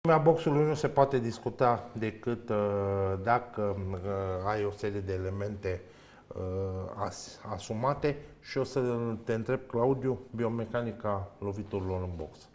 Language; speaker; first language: Romanian; native; Romanian